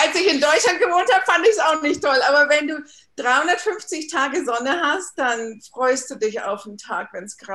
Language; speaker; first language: German; native; German